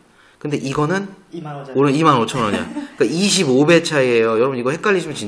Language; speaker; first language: Korean; native; Korean